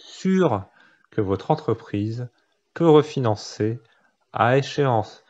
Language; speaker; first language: French; native; French